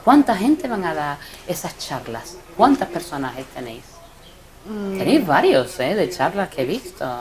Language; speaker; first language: Spanish; native; Spanish